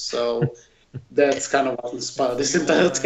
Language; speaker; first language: English; native; English